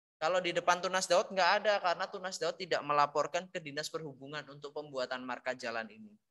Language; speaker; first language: Indonesian; native; Indonesian